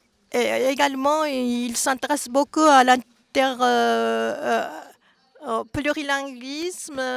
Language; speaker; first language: French; non-native, fluent; Japanese